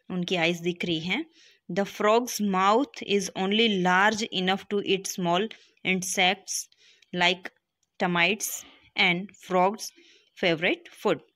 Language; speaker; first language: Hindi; non-native, local second language; Gujarati